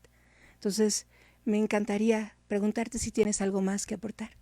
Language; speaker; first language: Spanish; native; Spanish